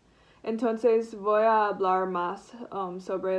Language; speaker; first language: Spanish; non-native, learner; English